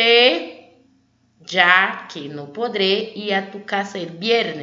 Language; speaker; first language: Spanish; non-native, learner; Portuguese